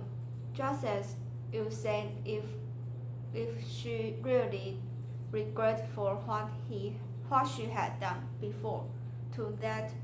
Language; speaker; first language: English; non-native, learner; Chinese